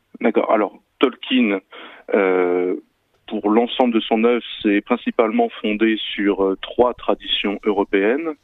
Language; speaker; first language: French; native; French